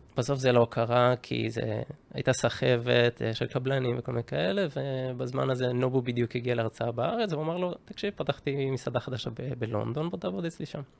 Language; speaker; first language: Hebrew; early bilingual, other home language; Japanese